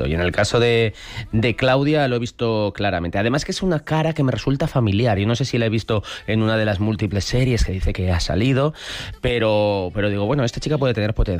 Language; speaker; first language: Spanish; native; Spanish